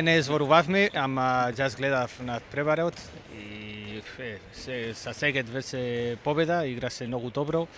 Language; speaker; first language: Macedonian; non-native, learner; Spanish